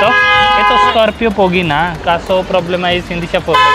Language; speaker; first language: Filipino; non-native, learner; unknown